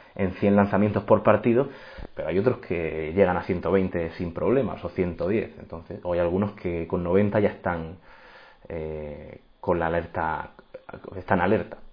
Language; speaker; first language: Spanish; native; Spanish